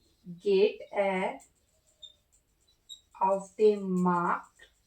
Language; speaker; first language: German; non-native, learner; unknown